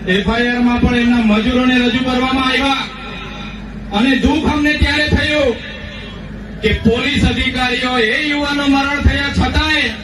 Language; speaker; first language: Gujarati; non-native, local second language; Vasavi